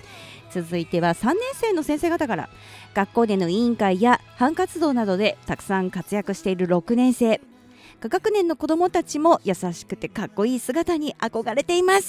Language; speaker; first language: Japanese; native; Japanese